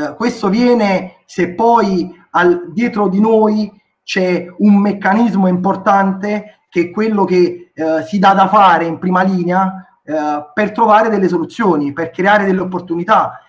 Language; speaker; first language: Italian; native; Italian